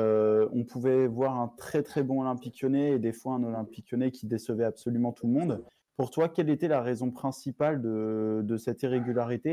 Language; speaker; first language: French; native; French